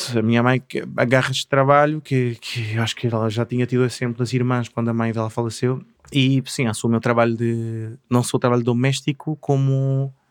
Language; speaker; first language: Portuguese; non-native, fluent; Spanish